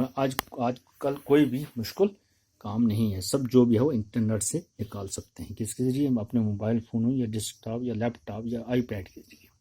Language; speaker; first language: Urdu; non-native, local second language; Kashmiri